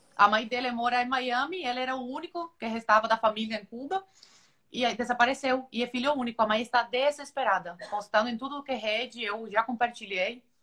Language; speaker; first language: Portuguese; non-native, fluent; Spanish